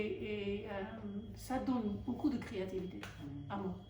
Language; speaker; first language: French; non-native, fluent; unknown